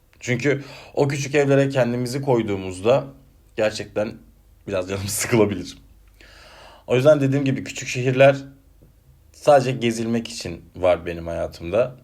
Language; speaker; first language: Turkish; native; Turkish